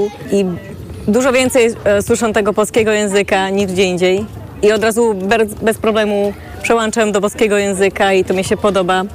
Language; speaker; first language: Polish; early bilingual, heritage; Polish